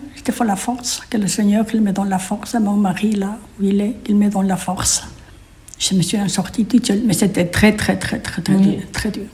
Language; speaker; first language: French; non-native, fluent; Spanish